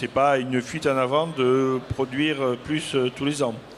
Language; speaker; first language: French; native; French